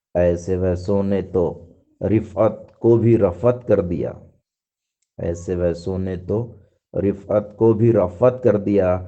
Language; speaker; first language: Urdu; native; Urdu